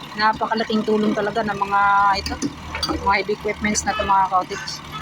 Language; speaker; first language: Filipino; non-native, local second language; Cebuano